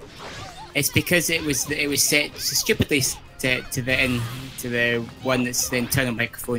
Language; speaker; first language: English; native; English